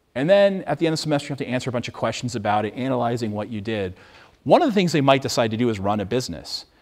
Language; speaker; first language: English; native; English